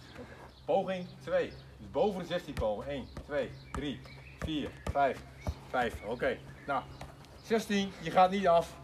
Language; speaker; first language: Dutch; native; Dutch